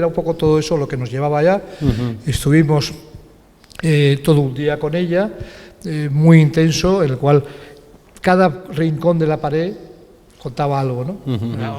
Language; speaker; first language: Spanish; native; Spanish